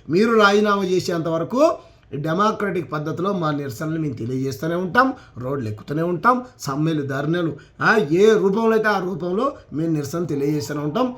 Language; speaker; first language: Telugu; native; Telugu